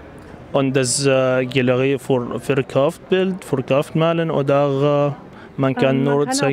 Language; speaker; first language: German; non-native, learner; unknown